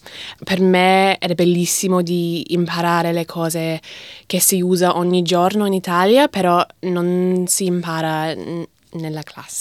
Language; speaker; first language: Italian; non-native, fluent; English